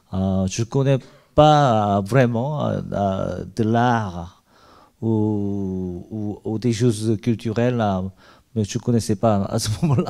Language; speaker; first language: French; non-native, learner; Korean